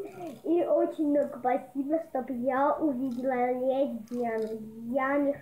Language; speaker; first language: Russian; early bilingual, heritage; Russian